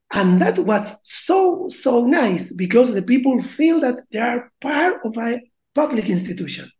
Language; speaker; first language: English; non-native, learner; Spanish